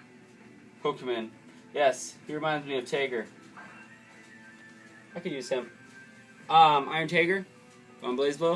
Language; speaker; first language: English; native; English